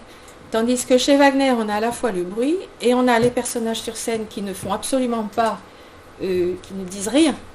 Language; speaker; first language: French; native; French